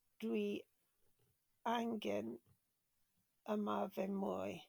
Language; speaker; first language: Welsh; non-native, learner; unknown